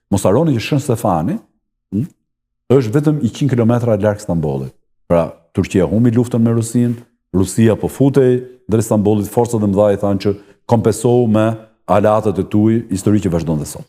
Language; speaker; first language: Albanian; native; Albanian